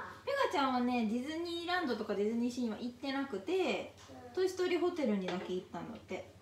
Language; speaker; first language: Japanese; native; Japanese